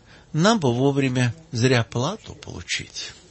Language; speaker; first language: Russian; native; Russian